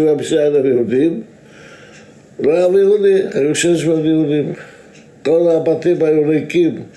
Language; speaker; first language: Hebrew; non-native, fluent; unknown